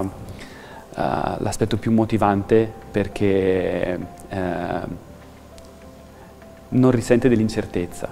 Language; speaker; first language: Italian; native; Italian